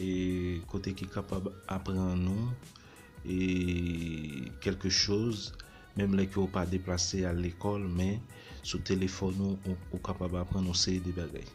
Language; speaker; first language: French; non-native, learner; Haitian Creole